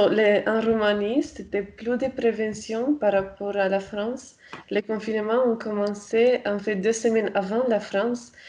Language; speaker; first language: French; non-native, fluent; Romanian